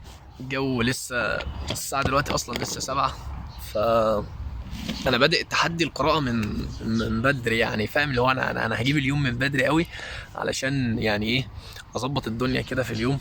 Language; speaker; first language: Arabic; native; Arabic